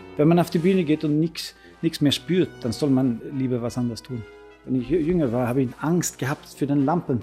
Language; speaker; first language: German; non-native, fluent; Swedish